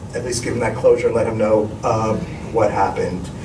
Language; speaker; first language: English; native; English